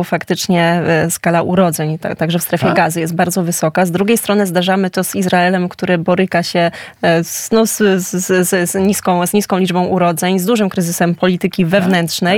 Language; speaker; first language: Polish; native; Polish